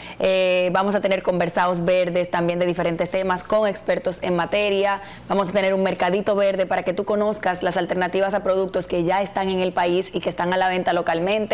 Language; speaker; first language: Spanish; native; Spanish